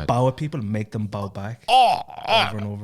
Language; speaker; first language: English; native; English